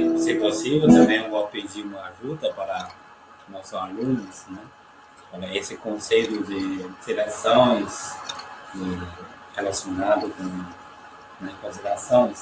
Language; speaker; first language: Portuguese; non-native, learner; Chinese